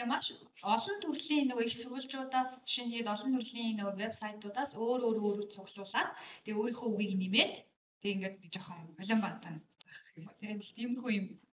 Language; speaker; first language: Mongolian; native; Mongolian